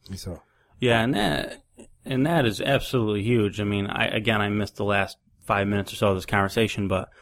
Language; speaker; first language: English; native; English